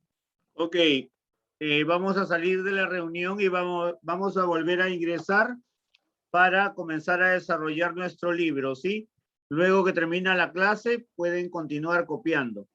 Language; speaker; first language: Spanish; native; Spanish